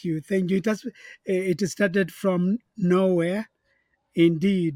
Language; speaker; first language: English; non-native, local second language; Kamba